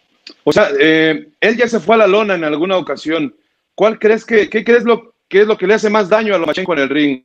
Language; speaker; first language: Spanish; native; Spanish